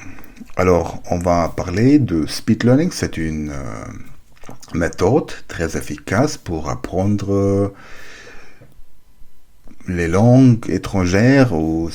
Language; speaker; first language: French; non-native, learner; German